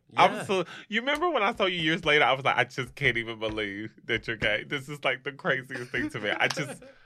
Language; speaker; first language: English; native; English